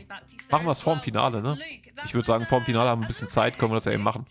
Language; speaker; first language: German; native; German